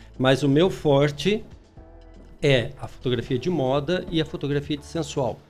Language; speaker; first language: Portuguese; early bilingual, other home language; Spanish